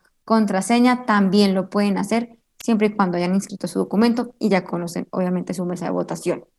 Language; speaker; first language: Spanish; native; Spanish